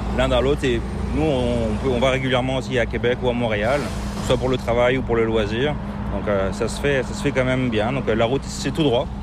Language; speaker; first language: French; native; French